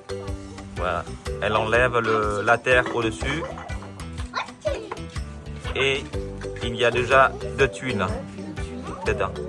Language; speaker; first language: French; non-native, fluent; Vietnamese